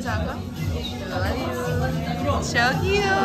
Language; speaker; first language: Korean; non-native, learner; Italian